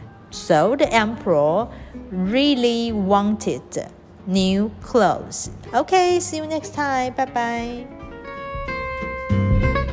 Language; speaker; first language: English; non-native, fluent; Chinese